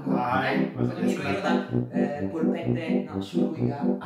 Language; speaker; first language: Japanese; non-native, learner; Italian